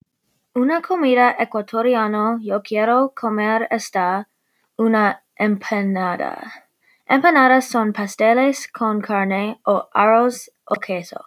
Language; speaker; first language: Spanish; non-native, learner; English